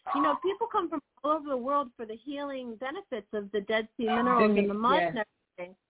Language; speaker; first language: English; native; English